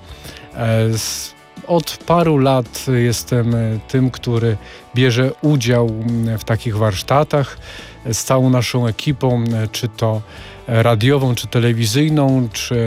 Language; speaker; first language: Polish; native; Polish